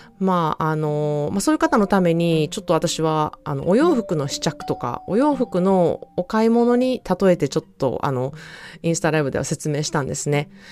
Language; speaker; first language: Japanese; native; Japanese